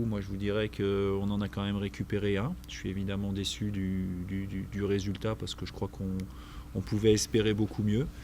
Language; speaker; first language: French; native; French